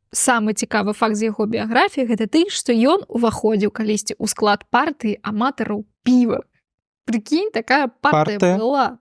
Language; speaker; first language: Belarusian; non-native, local second language; Russian